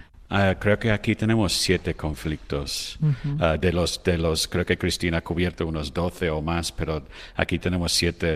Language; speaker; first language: Spanish; non-native, fluent; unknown